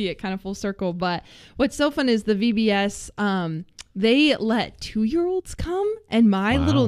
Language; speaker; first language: English; native; English